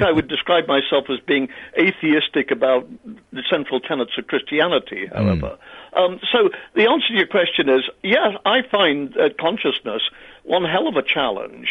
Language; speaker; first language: English; native; English